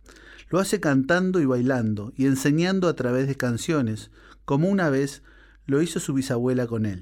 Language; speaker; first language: Spanish; native; Spanish